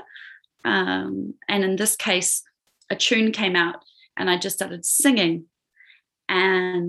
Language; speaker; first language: English; native; English